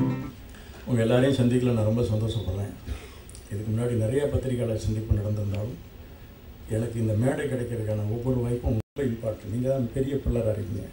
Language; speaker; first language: Tamil; native; Tamil